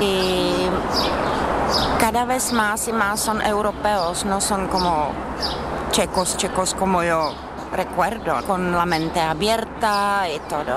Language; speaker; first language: Spanish; non-native, fluent; Czech